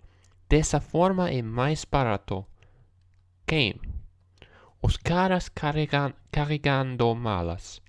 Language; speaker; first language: Portuguese; non-native, learner; English